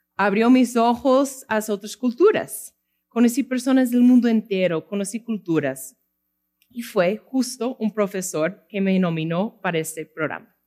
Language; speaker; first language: Spanish; non-native, fluent; English